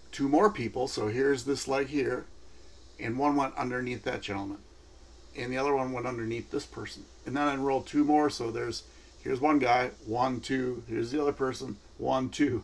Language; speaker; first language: English; native; English